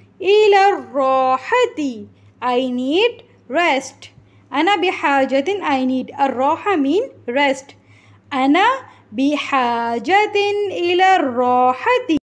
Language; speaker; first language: Arabic; non-native, fluent; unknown